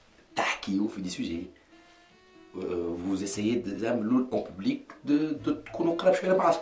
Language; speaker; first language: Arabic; native; Arabic